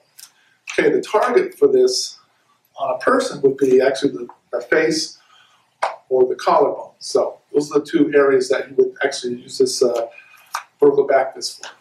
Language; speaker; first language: English; native; English